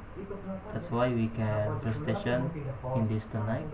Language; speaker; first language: English; non-native, learner; Indonesian